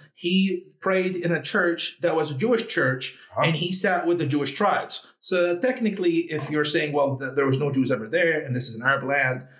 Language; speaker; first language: English; early bilingual, heritage; Arabic